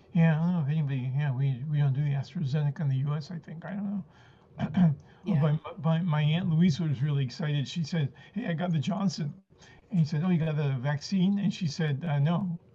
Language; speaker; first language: English; early bilingual, other home language; Spanish